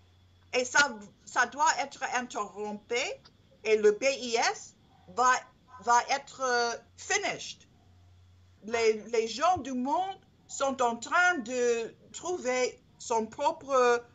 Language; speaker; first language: French; non-native, learner; English